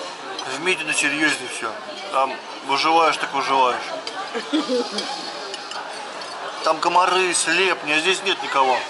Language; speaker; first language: Russian; native; Russian